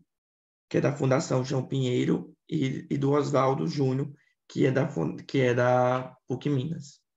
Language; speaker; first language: Portuguese; native; Portuguese